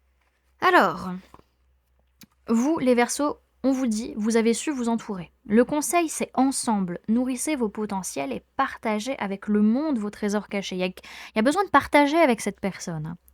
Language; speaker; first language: French; native; French